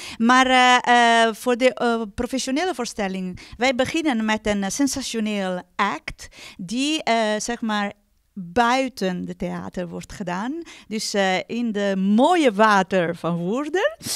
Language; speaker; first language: Dutch; non-native, fluent; Italian